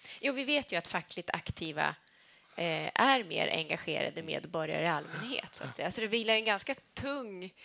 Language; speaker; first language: Swedish; native; Swedish